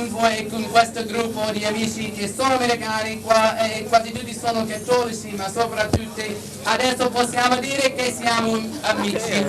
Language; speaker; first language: Italian; non-native, learner; English